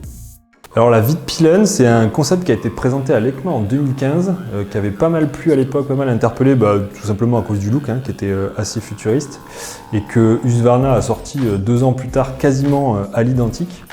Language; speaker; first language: French; native; French